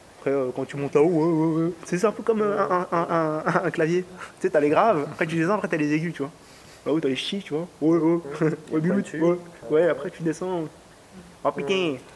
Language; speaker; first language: French; early bilingual, other home language; Arabic